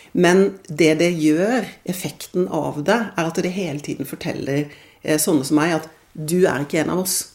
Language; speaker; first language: Norwegian; early bilingual, other home language; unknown